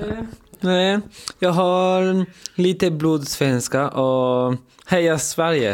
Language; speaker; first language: Swedish; early bilingual, heritage; French